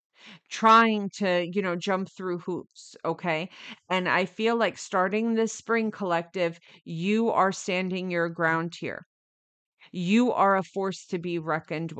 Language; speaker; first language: English; native; English